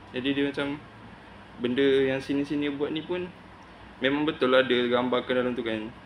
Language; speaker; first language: Malay; native; Malay